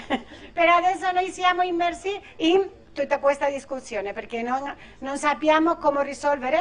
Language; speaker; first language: Italian; non-native, learner; Spanish